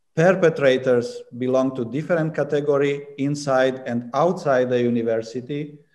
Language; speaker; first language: English; non-native, fluent; Romanian